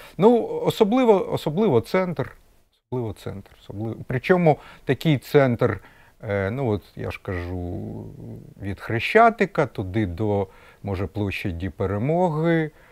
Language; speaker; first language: Ukrainian; non-native, local second language; Russian